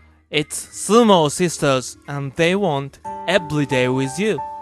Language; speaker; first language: English; non-native, fluent; Japanese